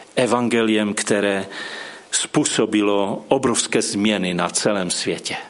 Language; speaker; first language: Czech; non-native, local second language; Polish